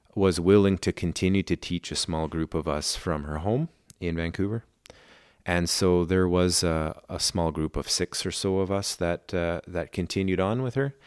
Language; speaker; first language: English; non-native, fluent; German